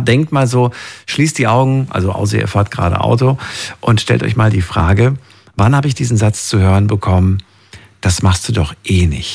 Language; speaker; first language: German; native; German